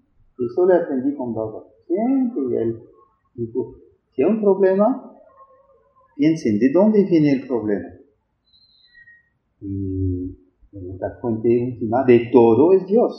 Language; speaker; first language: Spanish; non-native, fluent; French